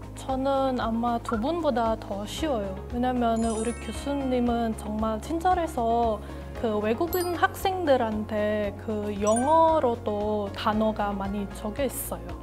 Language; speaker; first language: Korean; non-native, fluent; Indonesian